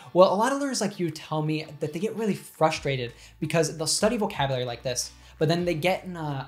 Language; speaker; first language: English; native; English